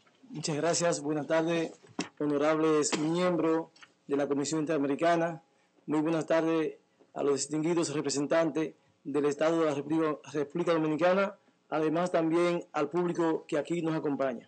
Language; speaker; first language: Spanish; native; Spanish